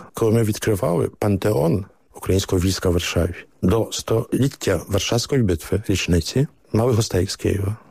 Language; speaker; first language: Ukrainian; early bilingual, heritage; Ukrainian